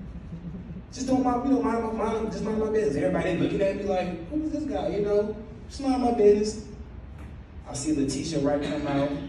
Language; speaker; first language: English; native; English